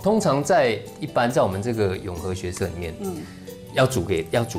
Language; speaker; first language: Chinese; native; Chinese